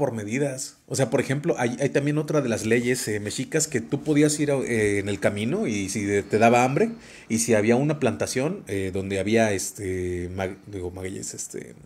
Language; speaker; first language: Spanish; native; Spanish